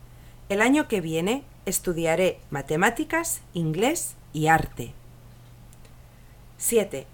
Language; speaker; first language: Spanish; non-native, learner; English